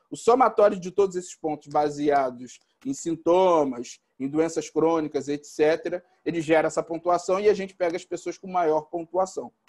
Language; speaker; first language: Portuguese; native; Portuguese